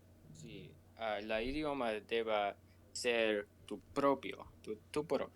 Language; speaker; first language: Spanish; non-native, learner; English